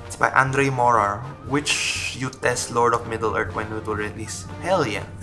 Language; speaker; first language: English; non-native, local second language; Filipino